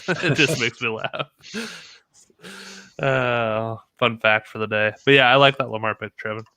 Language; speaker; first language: English; native; English